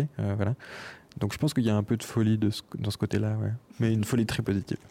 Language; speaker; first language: French; native; French